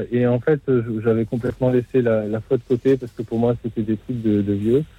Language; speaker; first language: French; native; French